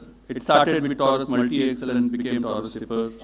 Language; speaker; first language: English; non-native, local second language; Hindi